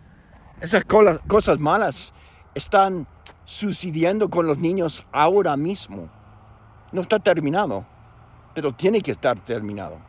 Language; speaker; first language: Spanish; non-native, fluent; English